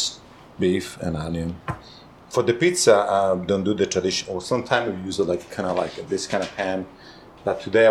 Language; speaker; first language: English; non-native, learner; Italian